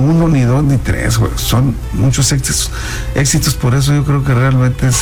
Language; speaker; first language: Spanish; native; Spanish